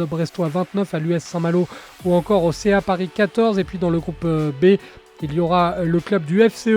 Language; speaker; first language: French; native; French